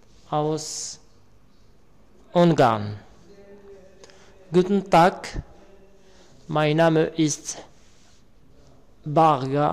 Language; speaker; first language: German; non-native, learner; Arabic